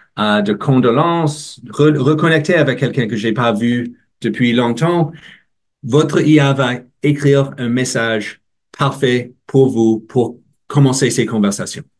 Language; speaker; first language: French; non-native, learner; English